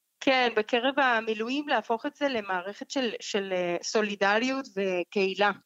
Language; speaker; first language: Hebrew; non-native, fluent; Spanish